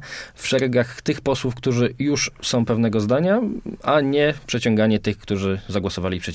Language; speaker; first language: Polish; native; Polish